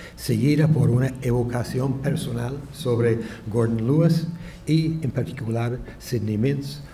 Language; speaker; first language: Spanish; native; Spanish